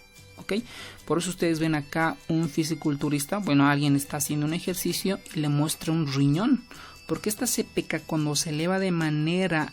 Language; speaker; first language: Spanish; native; Spanish